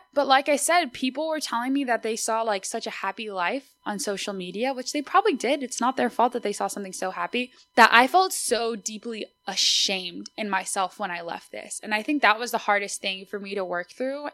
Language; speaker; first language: English; early bilingual, other home language; Spanish